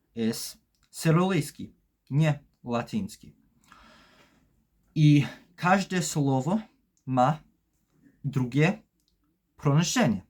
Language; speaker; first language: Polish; early bilingual, heritage; Polish